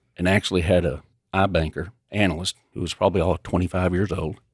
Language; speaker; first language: English; native; English